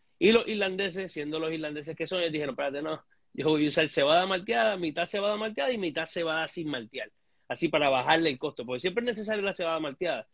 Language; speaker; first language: Spanish; native; Spanish